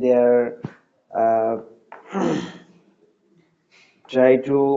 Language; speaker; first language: English; non-native, learner; Bangla